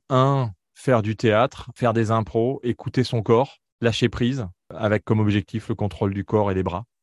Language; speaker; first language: French; native; French